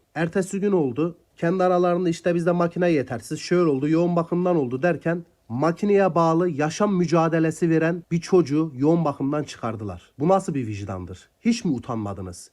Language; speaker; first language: Turkish; non-native, local second language; Kurdish